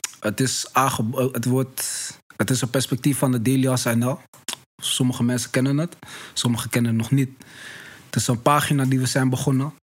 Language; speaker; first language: Dutch; early bilingual, other home language; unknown